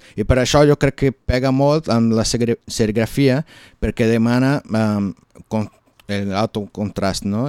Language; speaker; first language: Catalan; non-native, learner; Portuguese